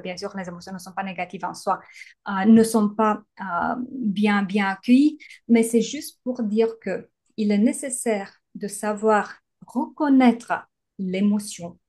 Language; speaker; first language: French; native; French